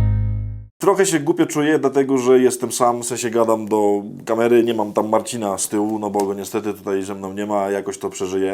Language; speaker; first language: Polish; native; Polish